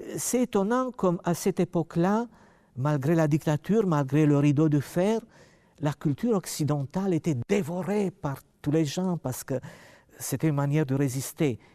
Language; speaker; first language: French; non-native, fluent; Romanian